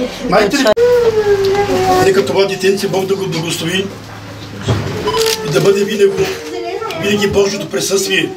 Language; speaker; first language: Bulgarian; non-native, local second language; Romany